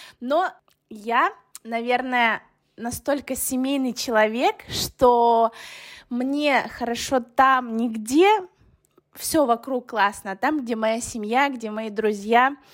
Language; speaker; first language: Russian; early bilingual, other home language; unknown